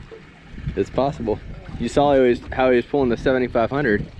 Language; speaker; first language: English; native; English